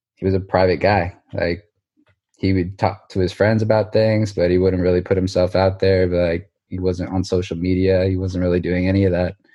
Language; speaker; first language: English; native; English